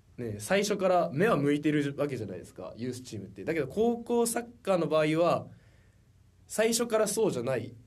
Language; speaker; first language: Japanese; native; Japanese